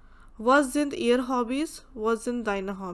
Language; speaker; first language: German; non-native, fluent; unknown